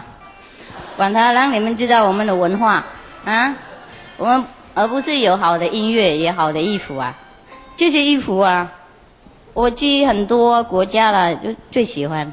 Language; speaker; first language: Chinese; non-native, fluent; Vietnamese